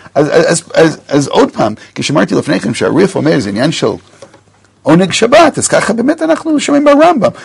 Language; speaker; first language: Hebrew; non-native, fluent; English